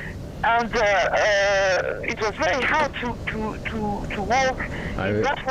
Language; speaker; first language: English; non-native, learner; French